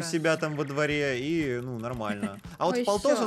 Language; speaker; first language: Russian; native; Russian